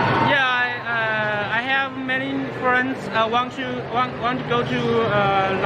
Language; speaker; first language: English; non-native, learner; Chinese